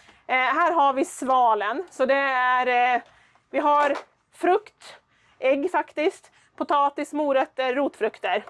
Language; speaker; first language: Swedish; native; Swedish